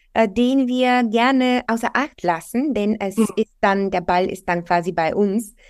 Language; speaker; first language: German; non-native, fluent; Bulgarian